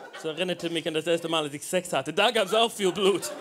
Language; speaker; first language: German; non-native, fluent; English